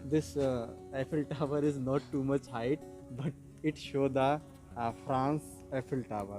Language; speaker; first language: English; non-native, local second language; Hindi